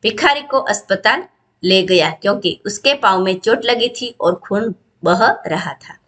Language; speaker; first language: Hindi; non-native, local second language; Gujarati